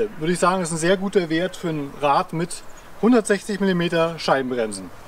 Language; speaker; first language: German; native; German